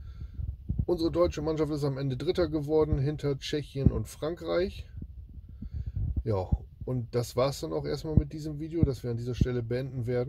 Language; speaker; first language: German; native; German